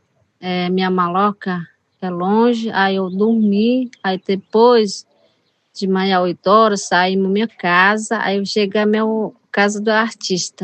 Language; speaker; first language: Portuguese; non-native, local second language; Yanomámi